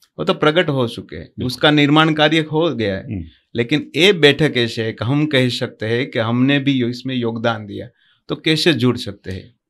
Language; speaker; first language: Hindi; non-native, local second language; Gujarati